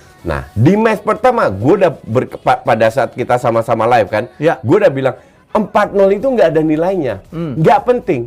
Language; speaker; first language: Indonesian; native; Indonesian